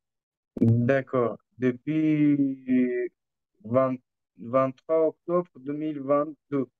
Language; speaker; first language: French; non-native, learner; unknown